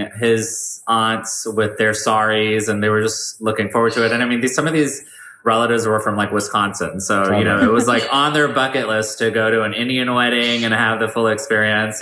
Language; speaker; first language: English; native; English